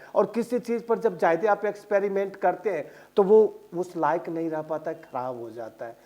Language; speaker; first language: Hindi; native; Hindi